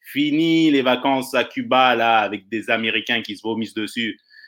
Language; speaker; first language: French; native; French